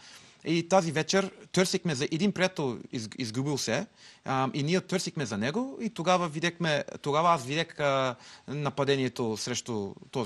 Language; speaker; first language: Bulgarian; non-native, learner; English